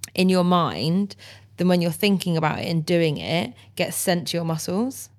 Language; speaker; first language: English; native; English